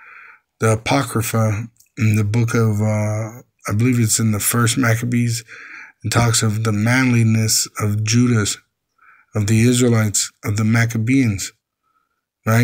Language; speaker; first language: English; native; English